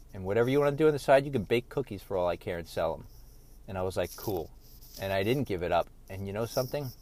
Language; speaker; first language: English; native; English